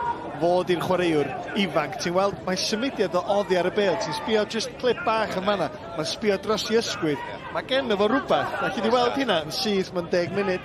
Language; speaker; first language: Welsh; native; Welsh